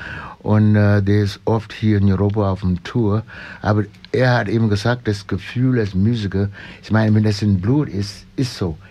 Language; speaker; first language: German; non-native, learner; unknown